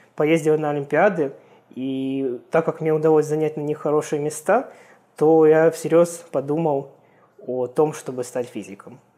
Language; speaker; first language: Russian; native; Russian